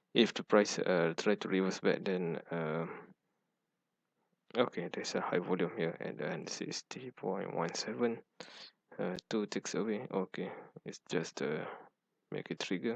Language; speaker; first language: English; non-native, fluent; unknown